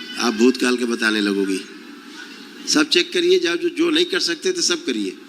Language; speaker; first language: Hindi; native; Hindi